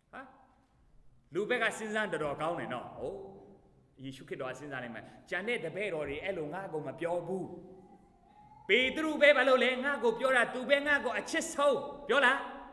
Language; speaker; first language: Burmese; non-native, local second language; Kachin